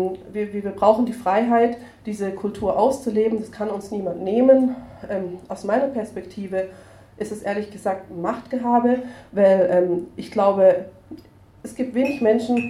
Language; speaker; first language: German; native; German